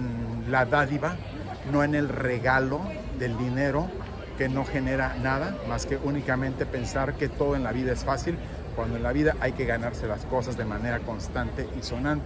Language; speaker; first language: Spanish; native; Spanish